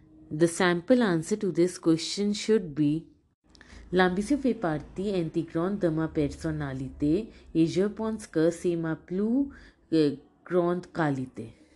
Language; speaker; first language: French; non-native, fluent; Hindi